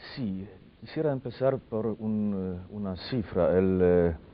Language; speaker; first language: Spanish; non-native, fluent; Polish